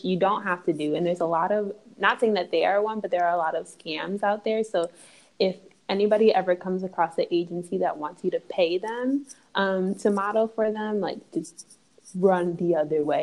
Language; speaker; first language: English; native; English